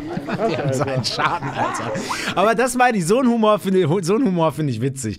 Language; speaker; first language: German; native; German